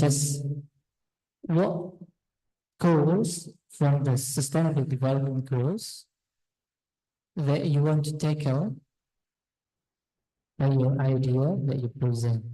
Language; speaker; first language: English; non-native, fluent; Indonesian